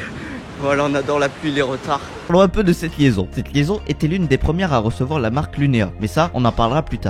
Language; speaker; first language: French; native; French